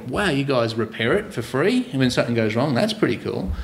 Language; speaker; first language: English; native; English